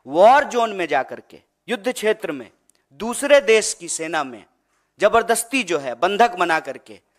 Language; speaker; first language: Hindi; native; Hindi